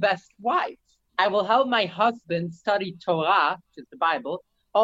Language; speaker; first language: English; early bilingual, other home language; Yiddish